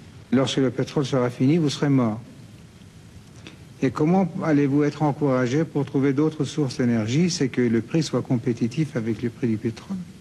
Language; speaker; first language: French; non-native, fluent; Persian